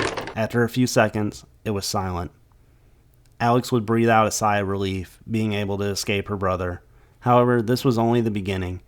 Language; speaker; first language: English; native; English